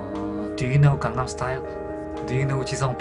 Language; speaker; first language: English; non-native, learner; Korean